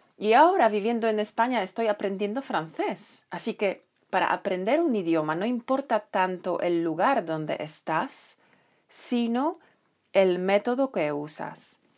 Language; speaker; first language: Spanish; non-native, fluent; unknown